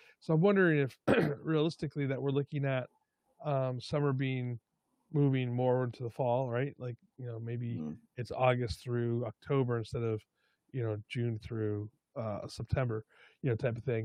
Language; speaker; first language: English; native; English